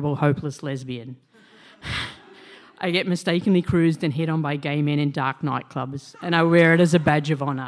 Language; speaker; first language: English; native; English